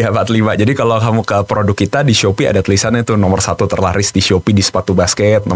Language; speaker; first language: Indonesian; native; Indonesian